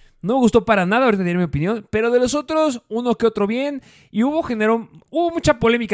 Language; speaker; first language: Spanish; native; Spanish